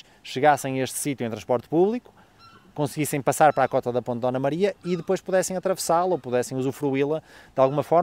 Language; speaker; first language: Portuguese; native; Portuguese